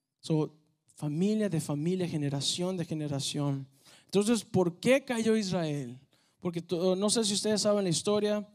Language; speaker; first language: Spanish; early bilingual, heritage; Spanish